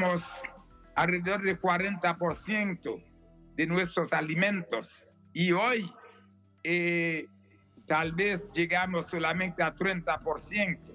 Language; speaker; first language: Spanish; non-native, fluent; Haitian Creole